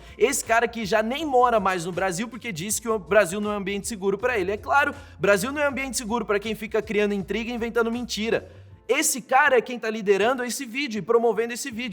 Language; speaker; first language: Portuguese; native; Portuguese